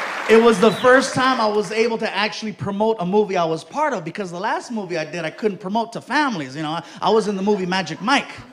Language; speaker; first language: English; native; English